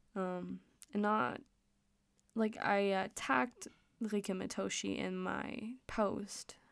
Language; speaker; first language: English; non-native, fluent; Danish